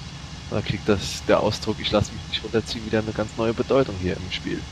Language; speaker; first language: German; native; German